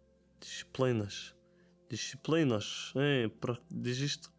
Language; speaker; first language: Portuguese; non-native, learner; German